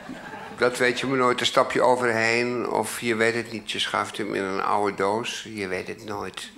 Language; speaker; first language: Dutch; native; Dutch